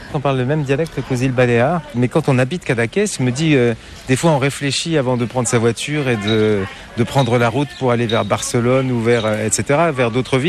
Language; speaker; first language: French; native; French